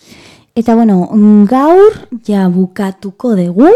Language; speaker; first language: Basque; non-native, learner; Spanish